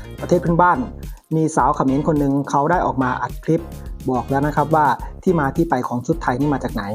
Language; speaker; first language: Thai; native; Thai